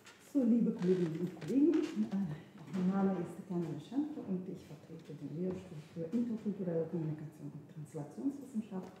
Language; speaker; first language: German; non-native, fluent; Ukrainian